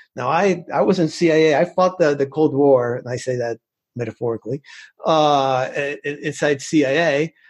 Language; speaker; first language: English; early bilingual, other home language; Spanish